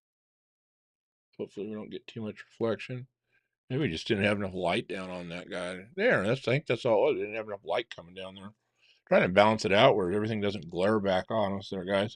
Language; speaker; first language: English; native; English